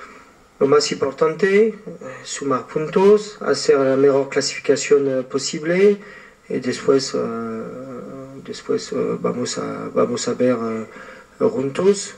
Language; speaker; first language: Spanish; non-native, fluent; French